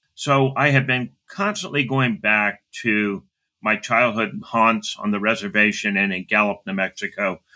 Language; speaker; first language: English; native; English